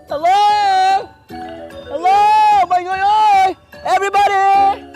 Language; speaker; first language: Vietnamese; non-native, fluent; Russian